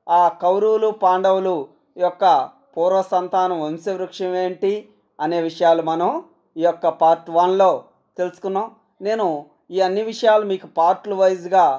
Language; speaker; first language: Telugu; native; Telugu